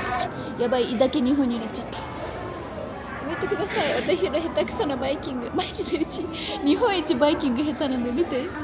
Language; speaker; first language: Japanese; native; Japanese